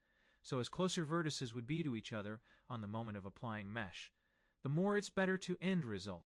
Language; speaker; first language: English; non-native, fluent; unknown